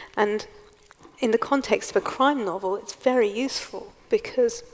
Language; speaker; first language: English; native; English